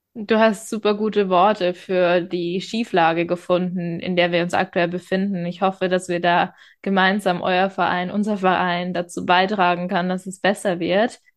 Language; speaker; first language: German; native; German